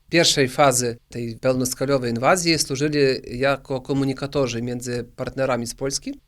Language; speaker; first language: Polish; early bilingual, heritage; Polish